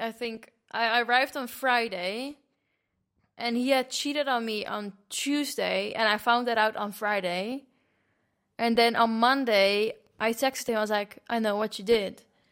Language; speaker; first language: English; non-native, fluent; Dutch